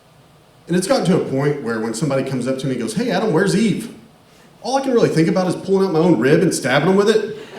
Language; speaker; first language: English; native; English